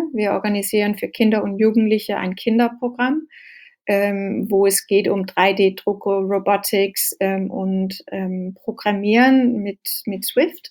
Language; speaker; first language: German; non-native, fluent; Danish